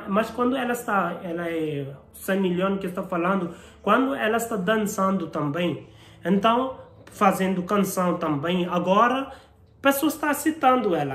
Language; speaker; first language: Portuguese; non-native, learner; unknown